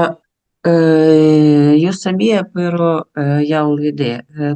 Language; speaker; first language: Spanish; non-native, learner; Russian